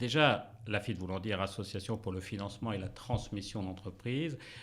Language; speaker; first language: French; native; French